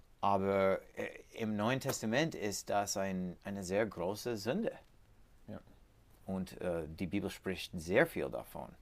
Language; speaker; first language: German; non-native, learner; English